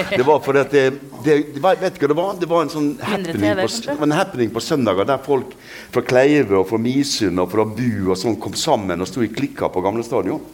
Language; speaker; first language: Norwegian; native; Norwegian